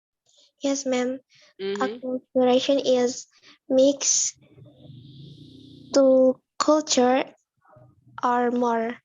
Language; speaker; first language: English; non-native, learner; Indonesian